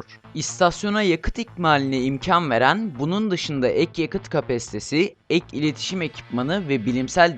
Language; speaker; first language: Turkish; native; Turkish